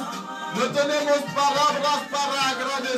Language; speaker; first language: Spanish; non-native, learner; Haitian Creole